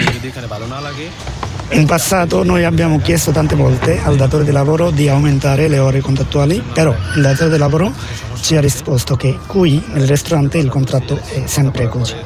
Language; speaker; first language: Italian; non-native, learner; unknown